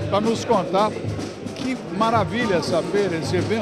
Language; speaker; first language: Portuguese; native; Portuguese